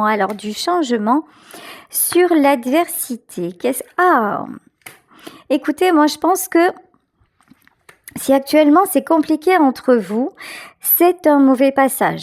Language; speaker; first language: French; native; French